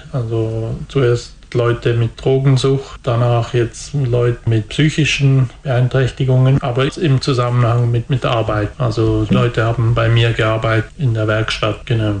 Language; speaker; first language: German; native; German